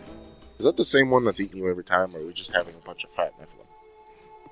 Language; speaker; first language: English; native; English